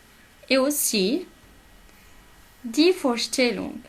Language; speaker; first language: German; non-native, fluent; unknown